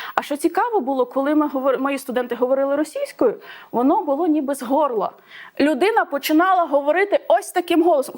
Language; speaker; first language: Ukrainian; non-native, local second language; Russian